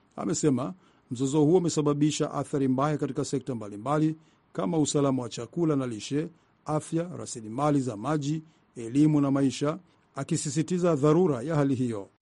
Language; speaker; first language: Swahili; non-native, local second language; Rundi